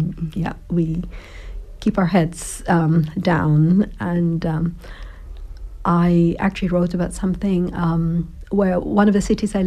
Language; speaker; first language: English; non-native, local second language; Cebuano